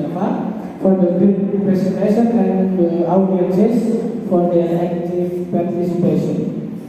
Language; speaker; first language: English; non-native, learner; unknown